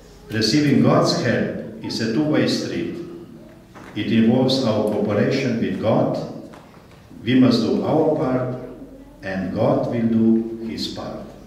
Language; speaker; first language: English; non-native, fluent; Slovenian